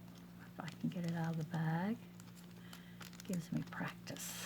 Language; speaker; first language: English; native; English